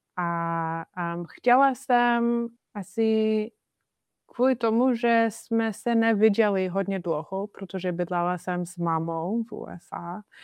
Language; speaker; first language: Czech; non-native, fluent; English